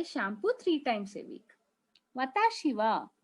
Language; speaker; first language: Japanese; non-native, fluent; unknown